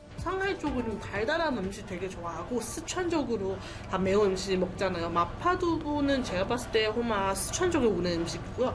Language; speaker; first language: Korean; non-native, fluent; Chinese